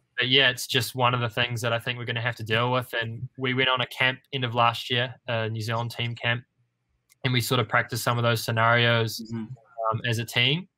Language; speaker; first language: English; native; English